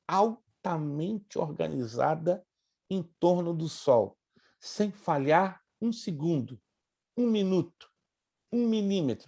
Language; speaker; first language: Portuguese; native; Portuguese